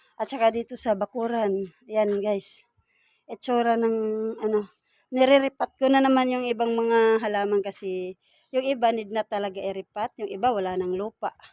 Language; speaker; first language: Filipino; non-native, local second language; Waray